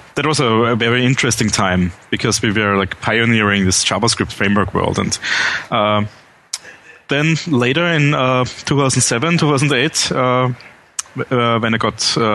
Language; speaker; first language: English; non-native, fluent; German